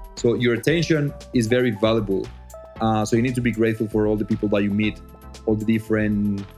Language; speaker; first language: English; non-native, fluent; Spanish